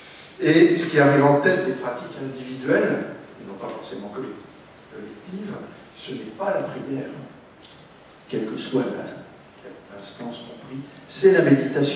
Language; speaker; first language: French; native; French